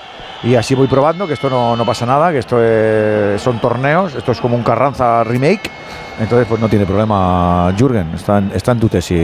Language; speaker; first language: Spanish; native; Spanish